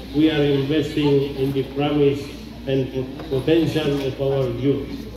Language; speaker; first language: English; non-native, local second language; Maguindanaon